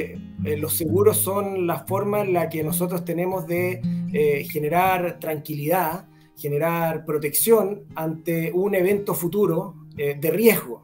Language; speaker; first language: Spanish; native; Spanish